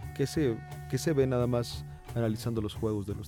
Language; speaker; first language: Spanish; native; Spanish